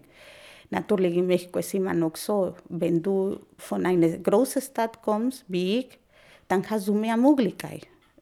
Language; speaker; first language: German; non-native, fluent; Spanish